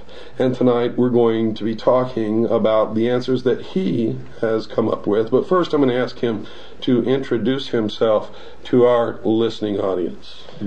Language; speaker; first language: English; native; English